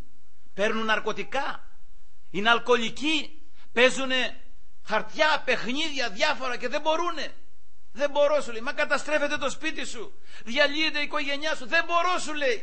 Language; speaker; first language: Greek; native; Greek